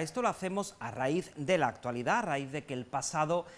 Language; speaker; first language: Spanish; native; Spanish